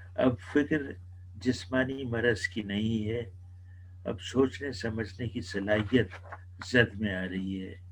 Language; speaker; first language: Urdu; native; Urdu